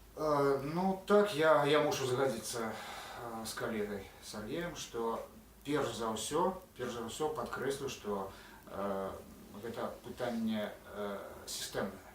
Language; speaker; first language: Belarusian; native; Belarusian